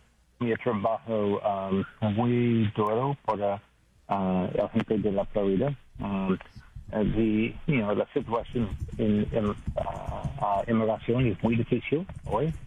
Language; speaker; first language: Spanish; non-native, learner; English